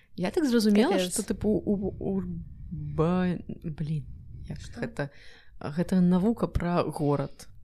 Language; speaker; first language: Belarusian; non-native, local second language; Russian